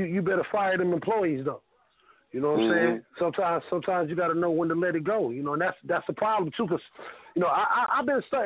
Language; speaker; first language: English; native; English